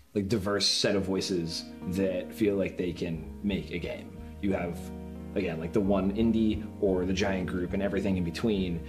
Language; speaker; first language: English; native; English